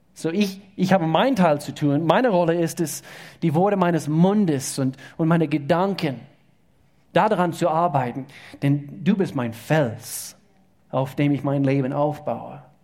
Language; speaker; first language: German; non-native, fluent; English